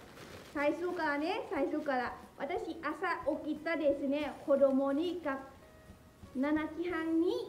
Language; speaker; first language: Japanese; non-native, learner; Lao